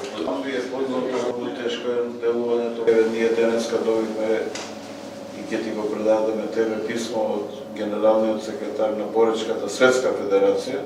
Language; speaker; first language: Macedonian; native; Macedonian